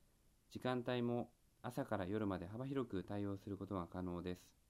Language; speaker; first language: Japanese; native; Japanese